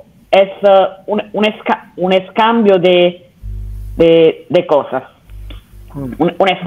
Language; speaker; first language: Spanish; non-native, fluent; Italian